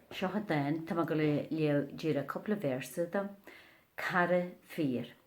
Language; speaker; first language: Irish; native; Irish